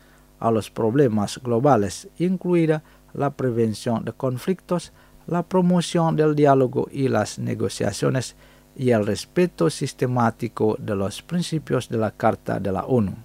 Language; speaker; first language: Spanish; non-native, fluent; Indonesian